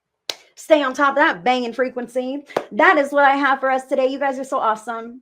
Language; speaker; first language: English; native; English